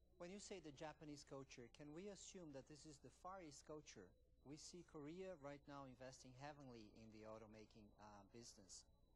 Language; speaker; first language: English; non-native, fluent; Portuguese